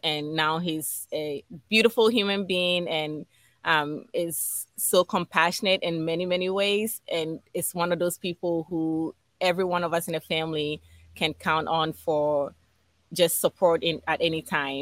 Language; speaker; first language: English; non-native, local second language; Ga